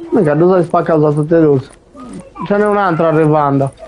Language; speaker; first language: Italian; native; Italian